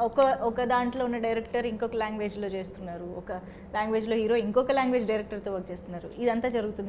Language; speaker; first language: Telugu; native; Telugu